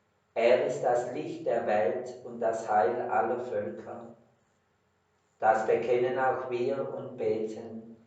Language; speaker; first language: German; native; German